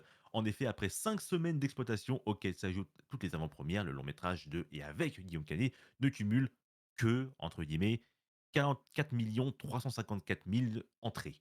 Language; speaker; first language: French; native; French